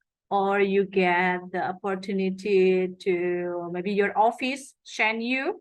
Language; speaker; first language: English; non-native, fluent; Indonesian